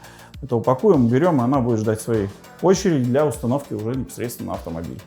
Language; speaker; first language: Russian; native; Russian